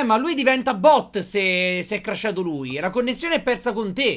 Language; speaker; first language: Italian; native; Italian